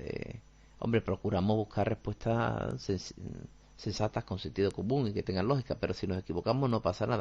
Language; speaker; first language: Spanish; native; Spanish